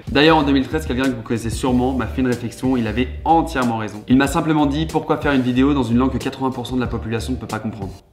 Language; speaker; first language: French; native; French